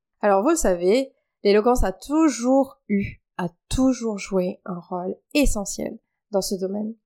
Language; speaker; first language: French; non-native, local second language; Morisyen